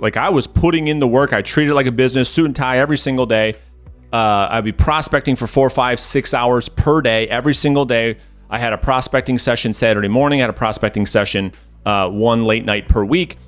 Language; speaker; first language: English; native; English